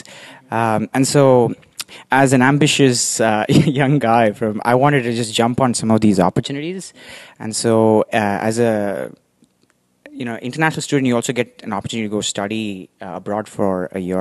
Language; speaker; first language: English; non-native, local second language; Tamil